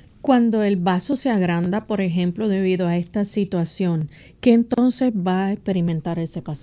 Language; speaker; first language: Spanish; native; Spanish